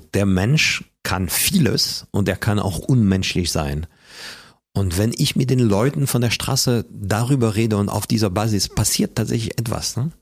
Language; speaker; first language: German; non-native, fluent; French